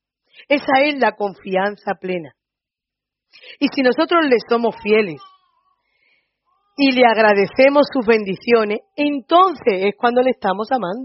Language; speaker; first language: Spanish; native; Spanish